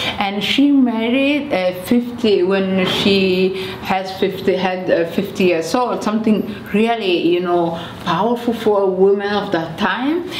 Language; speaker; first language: English; non-native, fluent; Somali